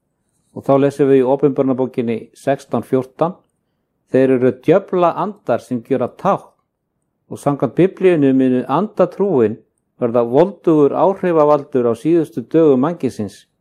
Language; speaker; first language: Icelandic; native; Icelandic